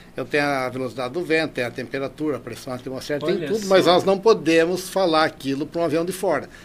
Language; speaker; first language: Portuguese; native; Portuguese